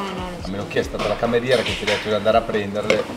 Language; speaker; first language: Italian; native; Italian